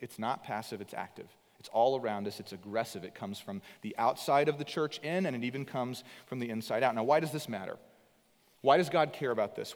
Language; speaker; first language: English; native; English